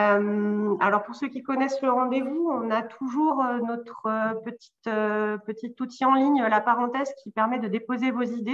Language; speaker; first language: French; native; French